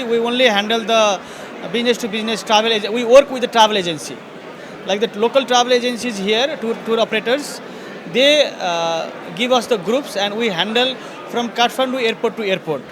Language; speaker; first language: English; non-native, fluent; Nepali